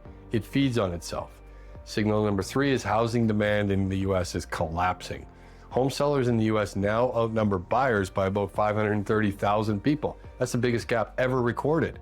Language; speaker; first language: English; native; English